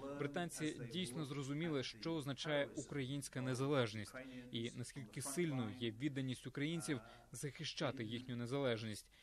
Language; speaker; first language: Ukrainian; non-native, fluent; English